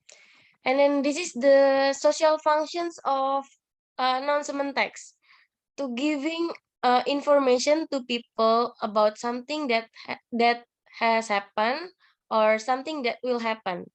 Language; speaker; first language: English; non-native, learner; Indonesian